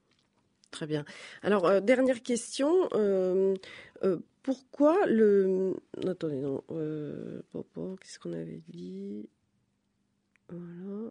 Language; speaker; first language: French; native; French